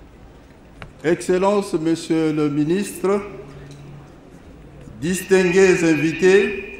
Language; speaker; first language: French; non-native, local second language; Lingala